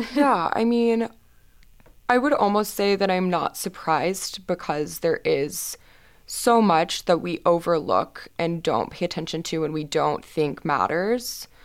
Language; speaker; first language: English; native; English